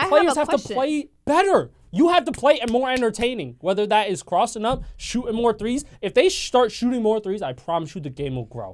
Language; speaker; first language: English; native; English